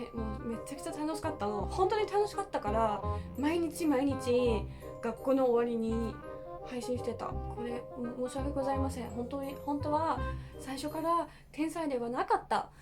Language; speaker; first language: Japanese; non-native, fluent; German